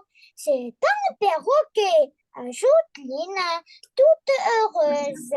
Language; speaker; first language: French; non-native, learner; Arabic